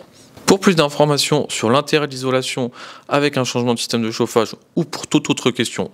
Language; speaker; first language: French; native; French